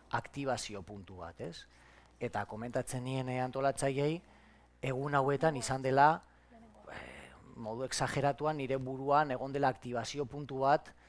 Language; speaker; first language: Basque; native; Basque